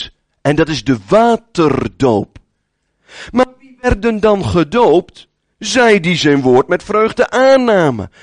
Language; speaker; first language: Dutch; native; Dutch